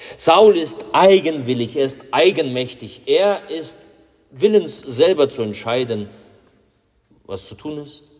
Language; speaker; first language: German; non-native, fluent; Russian